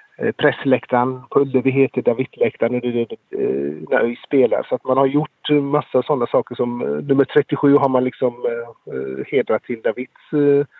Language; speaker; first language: Swedish; native; Swedish